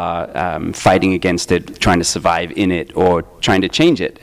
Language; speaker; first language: English; native; English